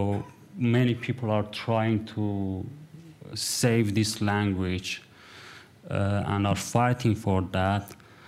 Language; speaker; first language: English; non-native, fluent; Kurdish